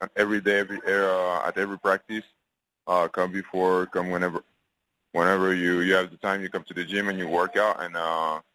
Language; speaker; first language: English; non-native, fluent; French